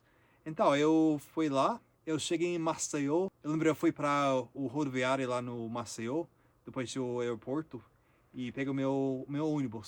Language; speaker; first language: Portuguese; non-native, learner; English